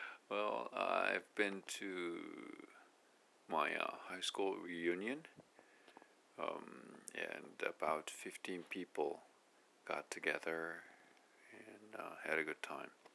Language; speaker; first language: English; non-native, fluent; Japanese